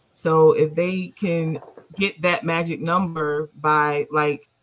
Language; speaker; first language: English; native; English